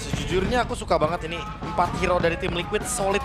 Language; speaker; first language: Indonesian; native; Indonesian